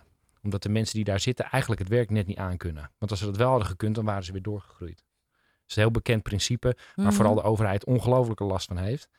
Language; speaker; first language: Dutch; native; Dutch